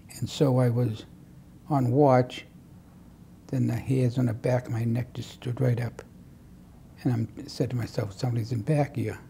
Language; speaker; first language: English; native; English